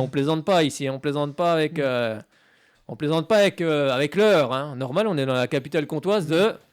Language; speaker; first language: French; native; French